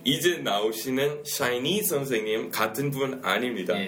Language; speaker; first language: Korean; non-native, fluent; English